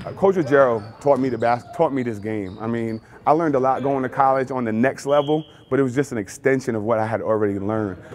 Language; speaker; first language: English; native; English